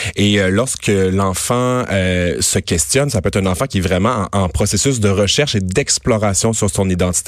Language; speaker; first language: French; native; French